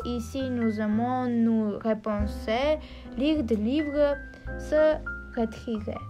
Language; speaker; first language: French; non-native, learner; Armenian